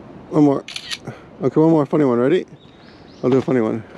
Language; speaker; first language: English; native; English